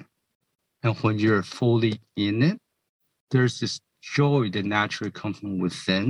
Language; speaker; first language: English; non-native, fluent; Chinese